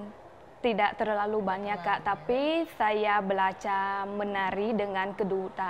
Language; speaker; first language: Indonesian; non-native, learner; Khmer